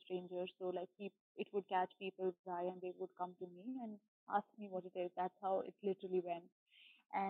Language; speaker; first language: English; non-native, local second language; Hindi